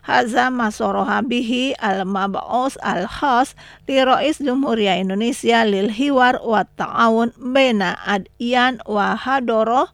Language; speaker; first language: Arabic; non-native, learner; Indonesian